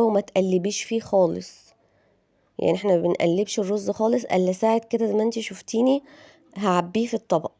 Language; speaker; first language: Arabic; native; Arabic